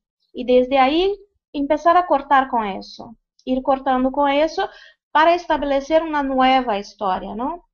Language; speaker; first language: Spanish; non-native, fluent; Portuguese